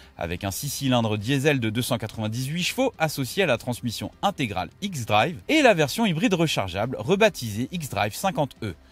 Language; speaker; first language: French; native; French